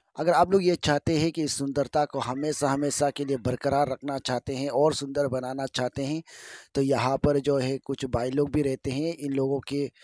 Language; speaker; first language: Hindi; non-native, local second language; Adi